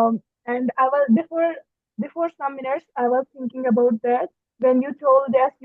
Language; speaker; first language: English; non-native, learner; Hindi